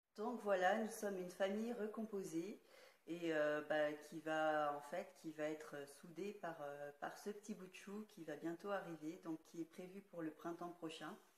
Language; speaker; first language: French; native; French